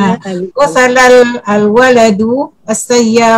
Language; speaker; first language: Arabic; non-native, learner; Malay